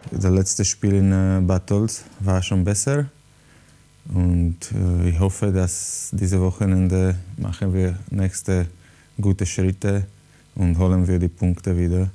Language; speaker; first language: German; non-native, learner; Slovak